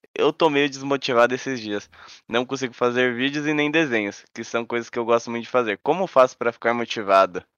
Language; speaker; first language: Portuguese; native; Portuguese